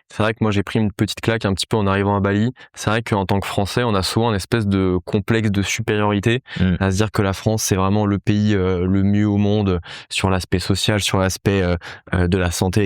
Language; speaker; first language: French; native; French